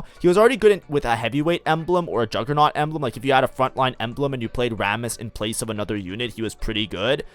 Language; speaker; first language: English; native; English